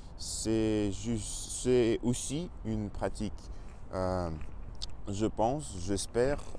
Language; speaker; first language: French; non-native, learner; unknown